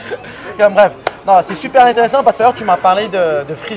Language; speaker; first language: French; native; French